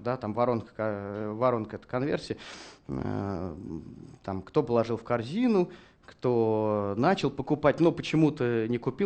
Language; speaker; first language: Russian; native; Russian